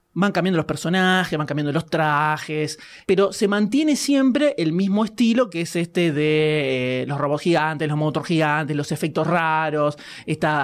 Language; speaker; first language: Spanish; native; Spanish